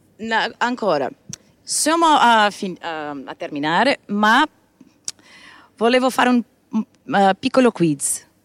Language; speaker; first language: Italian; non-native, learner; Portuguese